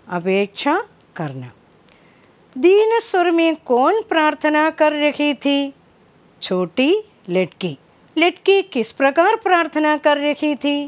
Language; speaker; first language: Hindi; non-native, local second language; Malayalam